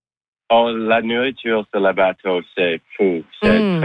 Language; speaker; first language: French; non-native, local second language; English